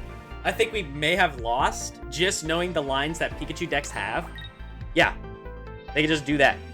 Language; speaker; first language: English; native; English